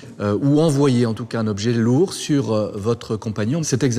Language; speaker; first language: French; native; French